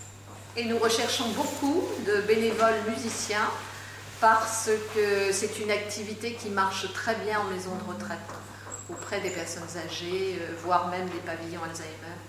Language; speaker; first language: French; native; French